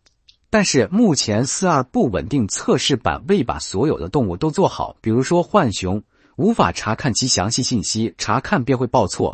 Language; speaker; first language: Chinese; native; Chinese